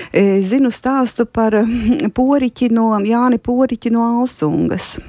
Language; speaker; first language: Latvian; native; Latvian